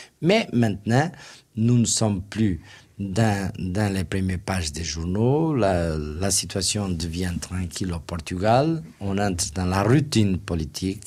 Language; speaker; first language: French; non-native, fluent; Portuguese